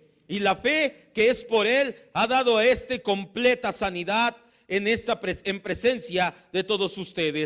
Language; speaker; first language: Spanish; native; Spanish